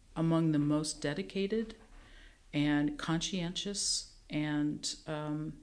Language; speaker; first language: English; native; English